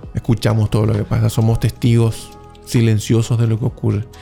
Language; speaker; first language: Spanish; native; Spanish